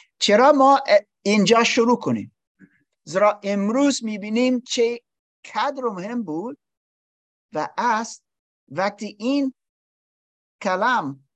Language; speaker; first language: Persian; non-native, learner; English